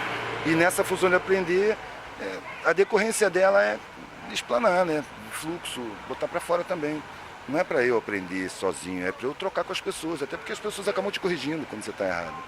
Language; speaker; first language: Portuguese; native; Portuguese